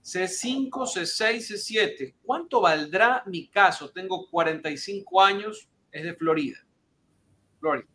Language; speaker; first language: Spanish; native; Spanish